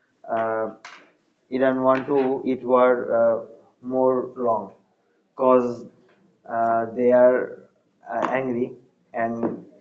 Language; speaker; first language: English; non-native, learner; Bangla